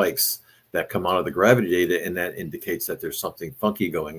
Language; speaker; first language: English; native; English